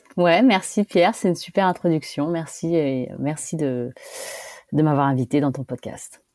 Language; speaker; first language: French; early bilingual, other home language; Chinese